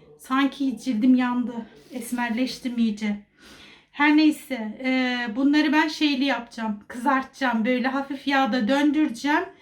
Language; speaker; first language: Turkish; native; Turkish